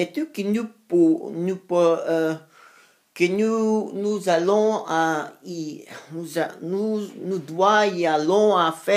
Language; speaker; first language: French; non-native, learner; Spanish